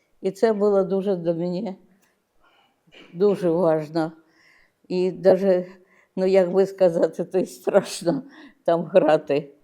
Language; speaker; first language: Ukrainian; non-native, local second language; Russian